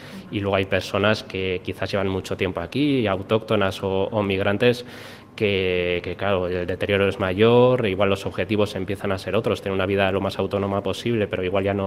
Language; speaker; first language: Spanish; native; Spanish